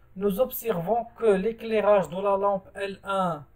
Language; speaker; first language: French; non-native, local second language; Arabic